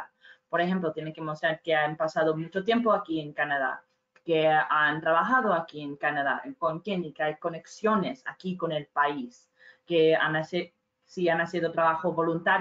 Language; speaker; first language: Spanish; non-native, fluent; English